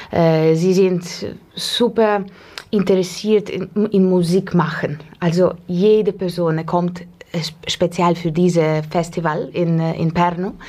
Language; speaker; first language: German; non-native, fluent; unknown